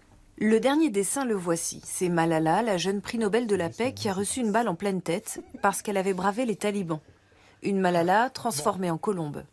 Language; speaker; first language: French; native; French